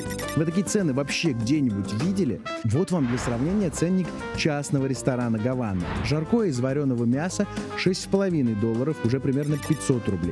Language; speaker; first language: Russian; native; Russian